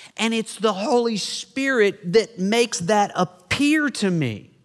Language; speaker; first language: English; native; English